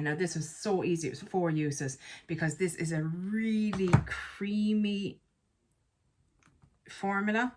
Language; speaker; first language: English; native; English